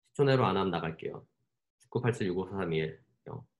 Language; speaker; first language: Korean; native; Korean